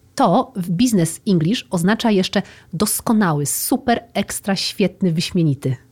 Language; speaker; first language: Polish; native; Polish